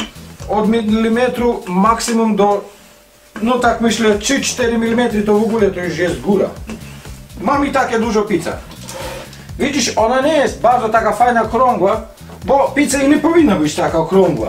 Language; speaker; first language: Polish; non-native, learner; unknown